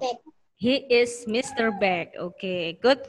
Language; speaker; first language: English; non-native, learner; Indonesian